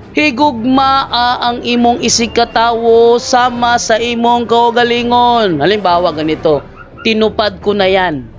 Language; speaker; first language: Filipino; non-native, local second language; Cebuano